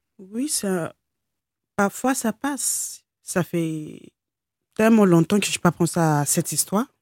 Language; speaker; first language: French; non-native, fluent; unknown